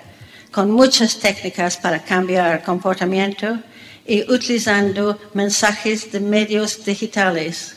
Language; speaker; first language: Spanish; non-native, fluent; English